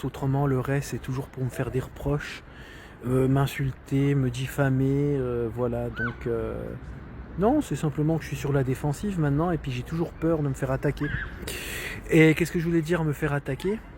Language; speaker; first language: French; native; French